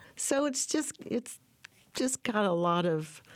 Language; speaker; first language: English; native; English